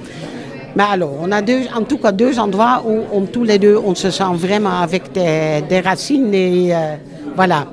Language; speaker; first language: French; non-native, fluent; Dutch